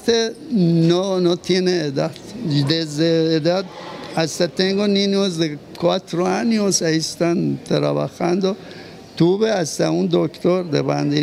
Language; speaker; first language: Spanish; non-native, fluent; Persian